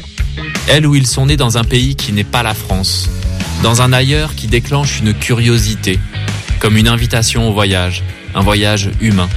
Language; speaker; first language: French; native; French